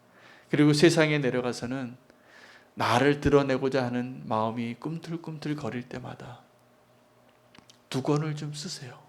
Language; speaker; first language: Korean; native; Korean